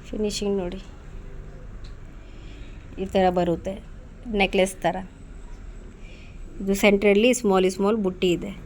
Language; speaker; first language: Kannada; non-native, local second language; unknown